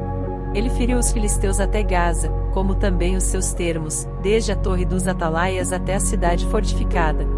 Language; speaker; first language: Portuguese; native; Portuguese